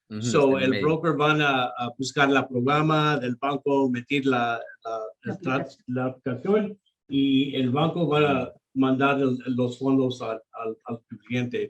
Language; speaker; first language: Spanish; non-native, local second language; English